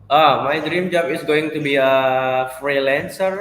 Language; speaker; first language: English; non-native, learner; Indonesian